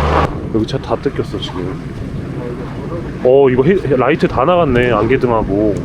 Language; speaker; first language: Korean; native; Korean